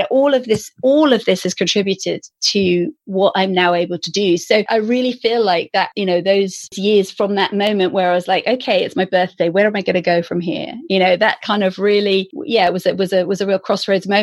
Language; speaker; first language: English; native; English